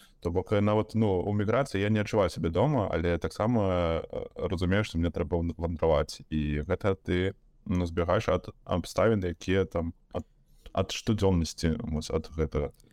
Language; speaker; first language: Belarusian; native; Belarusian